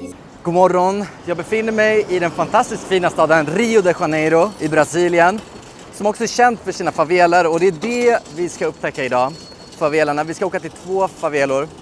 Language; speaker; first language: Swedish; native; Swedish